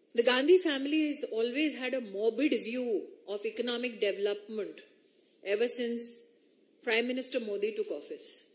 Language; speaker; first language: English; non-native, local second language; Hindi